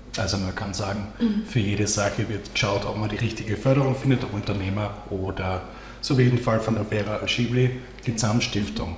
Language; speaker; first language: German; native; German